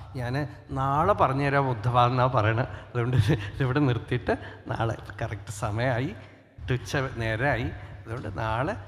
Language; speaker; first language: Malayalam; non-native, local second language; Tamil